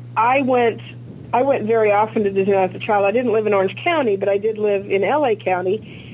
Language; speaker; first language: English; native; English